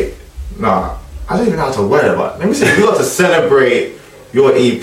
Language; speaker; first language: English; native; English